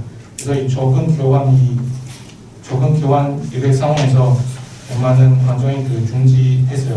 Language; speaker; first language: Korean; non-native, learner; Chinese